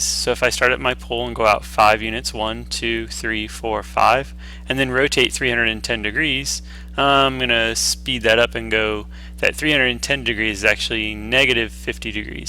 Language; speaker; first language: English; native; English